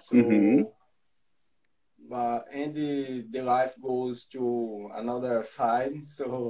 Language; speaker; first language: English; non-native, learner; Portuguese